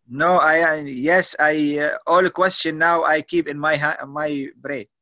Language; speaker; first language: English; non-native, learner; Arabic